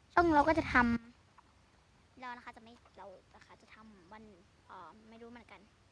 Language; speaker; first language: Thai; native; Thai